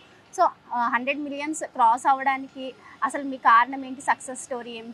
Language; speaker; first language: Telugu; native; Telugu